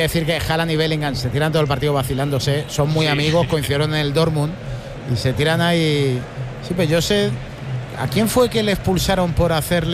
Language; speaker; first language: Spanish; native; Spanish